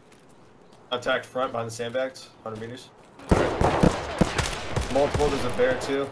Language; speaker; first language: English; native; English